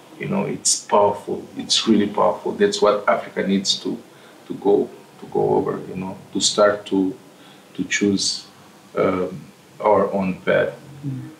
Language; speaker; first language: English; non-native, fluent; Portuguese